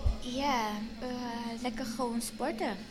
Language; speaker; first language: Dutch; non-native, fluent; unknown